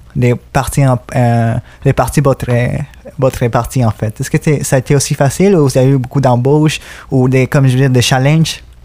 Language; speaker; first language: French; native; French